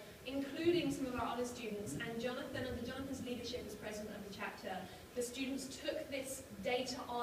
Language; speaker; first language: English; native; English